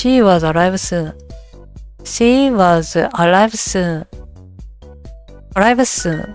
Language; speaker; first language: English; non-native, learner; Japanese